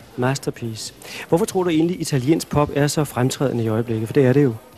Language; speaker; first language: Danish; native; Danish